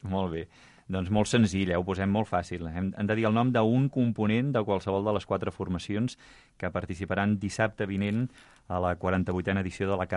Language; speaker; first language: Catalan; native; Catalan